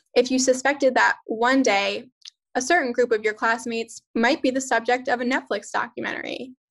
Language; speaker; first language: English; native; English